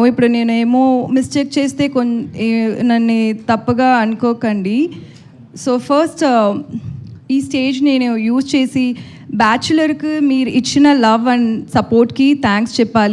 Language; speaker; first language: Telugu; non-native, learner; Tamil